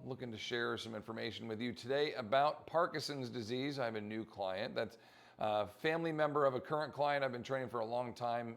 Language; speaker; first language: English; native; English